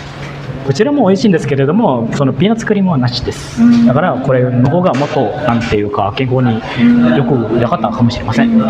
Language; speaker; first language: Japanese; non-native, fluent; Indonesian